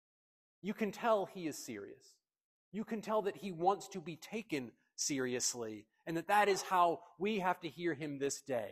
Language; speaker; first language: English; native; English